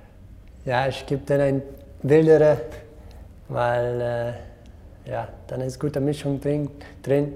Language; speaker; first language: German; non-native, fluent; English